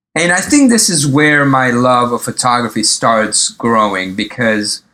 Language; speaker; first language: English; early bilingual, other home language; Arabic